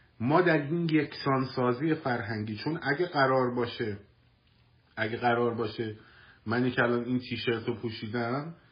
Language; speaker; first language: Persian; native; Persian